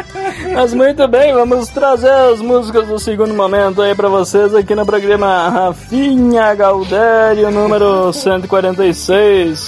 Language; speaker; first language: Portuguese; native; Portuguese